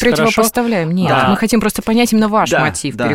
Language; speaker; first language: Russian; native; Russian